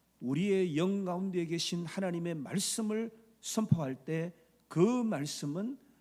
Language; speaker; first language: Korean; native; Korean